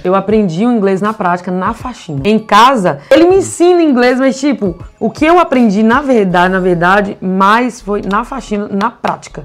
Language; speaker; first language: Portuguese; native; Portuguese